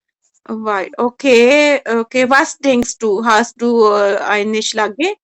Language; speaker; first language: German; non-native, learner; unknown